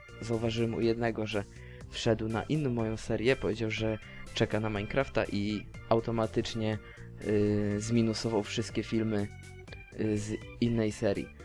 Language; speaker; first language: Polish; native; Polish